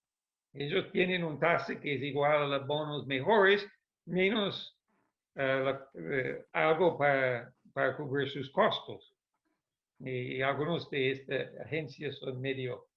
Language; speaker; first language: Spanish; non-native, fluent; English